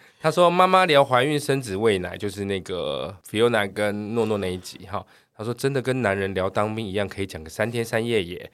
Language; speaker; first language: Chinese; native; Chinese